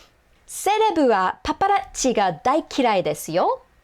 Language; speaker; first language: Japanese; non-native, fluent; English